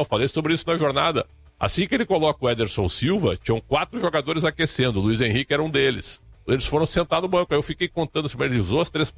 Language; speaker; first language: Portuguese; native; Portuguese